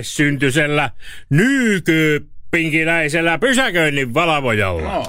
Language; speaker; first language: Finnish; native; Finnish